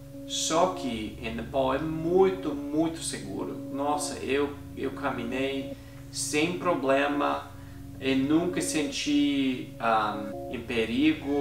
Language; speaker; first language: Portuguese; non-native, fluent; English